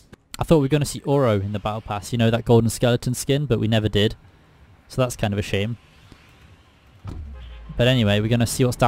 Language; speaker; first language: English; native; English